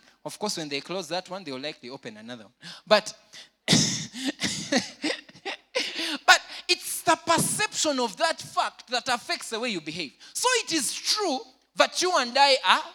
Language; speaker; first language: English; non-native, local second language; Ganda